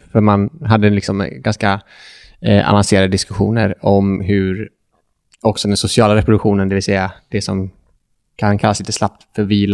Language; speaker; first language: Swedish; native; Swedish